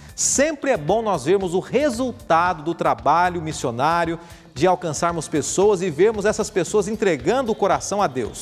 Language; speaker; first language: Portuguese; native; Portuguese